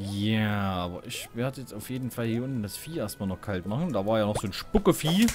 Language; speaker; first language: German; native; German